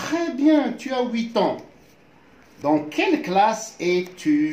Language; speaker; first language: French; non-native, local second language; Arabic